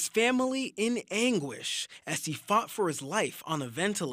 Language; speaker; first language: English; native; English